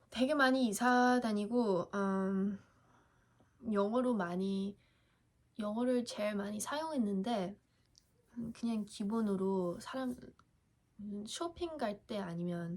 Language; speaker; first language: Korean; early bilingual, heritage; English